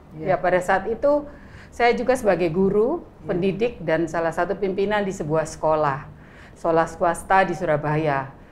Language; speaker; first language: Indonesian; native; Indonesian